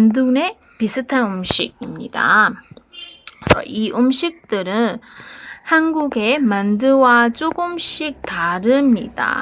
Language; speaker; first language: Korean; non-native, learner; Burmese